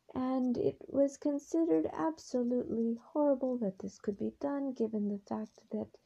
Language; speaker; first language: English; early bilingual, other home language; Spanish